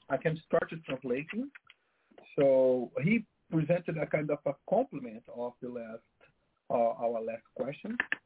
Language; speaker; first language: English; non-native, fluent; Portuguese